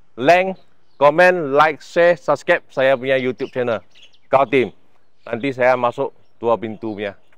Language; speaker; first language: Malay; non-native, local second language; Chinese